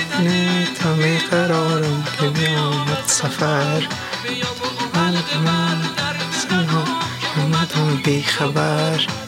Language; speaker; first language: Swedish; non-native, fluent; Persian